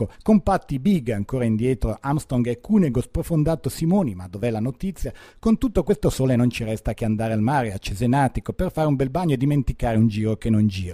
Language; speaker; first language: Italian; native; Italian